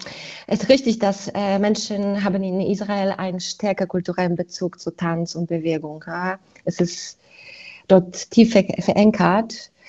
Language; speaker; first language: German; non-native, fluent; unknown